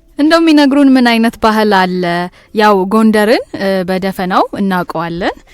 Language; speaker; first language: Amharic; native; Amharic